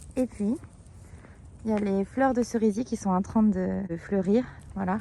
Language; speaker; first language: French; native; French